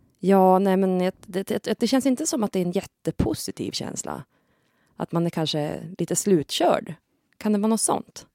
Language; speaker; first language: Swedish; native; Swedish